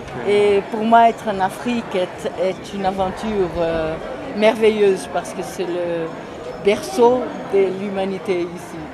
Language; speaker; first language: French; non-native, fluent; Portuguese